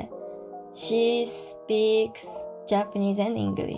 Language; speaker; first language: English; non-native, learner; Japanese